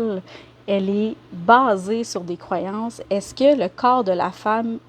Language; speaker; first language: French; native; French